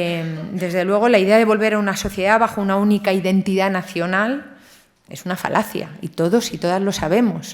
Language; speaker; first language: Spanish; native; Spanish